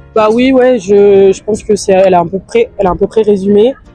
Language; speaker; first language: French; native; French